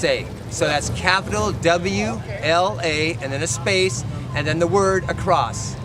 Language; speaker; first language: English; native; English